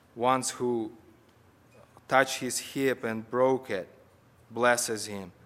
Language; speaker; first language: English; non-native, fluent; Russian